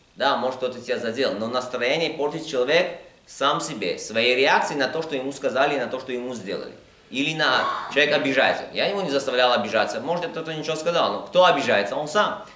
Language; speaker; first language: Russian; early bilingual, heritage; Russian